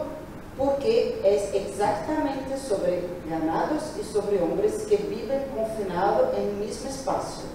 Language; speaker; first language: Spanish; non-native, learner; Portuguese